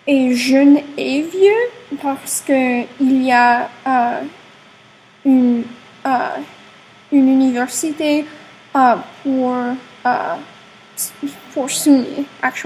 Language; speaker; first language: French; non-native, learner; English